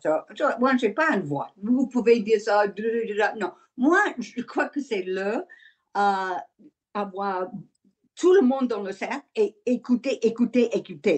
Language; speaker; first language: French; non-native, learner; English